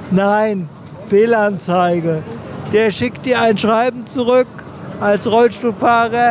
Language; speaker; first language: German; native; German